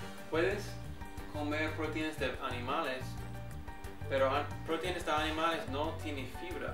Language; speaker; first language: Spanish; early bilingual, heritage; English